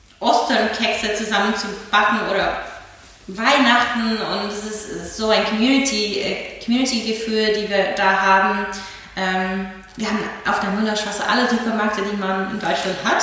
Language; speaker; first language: German; non-native, fluent; English